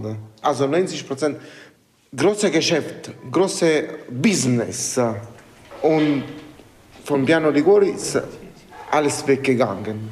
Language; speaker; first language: German; non-native, learner; Italian